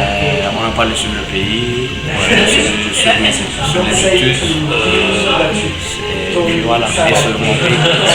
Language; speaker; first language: French; non-native, learner; Turkish